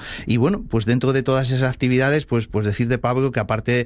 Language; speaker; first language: Spanish; native; Spanish